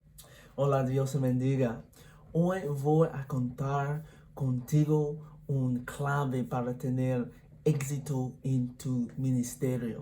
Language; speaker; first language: Spanish; non-native, learner; English